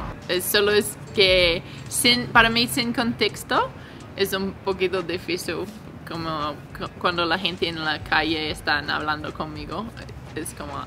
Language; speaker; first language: Spanish; non-native, learner; English